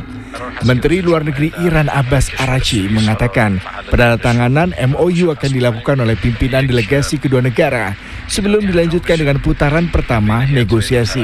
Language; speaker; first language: Indonesian; native; Indonesian